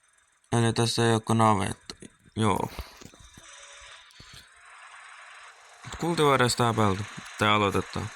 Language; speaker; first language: Finnish; native; Finnish